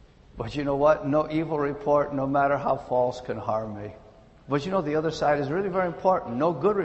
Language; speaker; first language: English; native; English